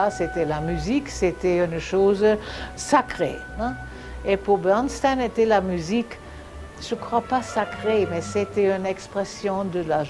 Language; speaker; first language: French; non-native, fluent; German